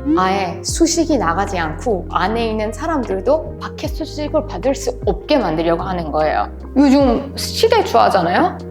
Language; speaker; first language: Korean; non-native, fluent; Persian